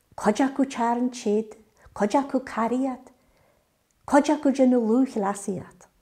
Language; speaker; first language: Irish; native; Irish